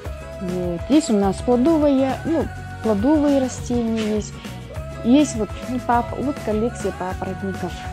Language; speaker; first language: Russian; native; Russian